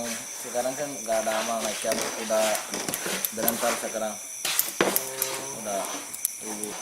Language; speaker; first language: Indonesian; non-native, learner; Rohingya